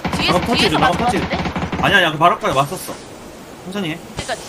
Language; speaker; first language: Korean; native; Korean